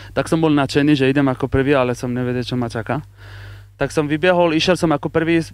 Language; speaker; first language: Slovak; non-native, learner; Persian